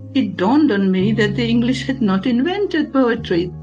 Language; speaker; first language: English; non-native, fluent; Tongan